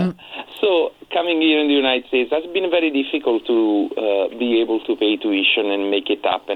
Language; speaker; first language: English; non-native, fluent; Italian